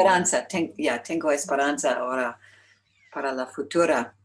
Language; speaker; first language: Spanish; non-native, learner; English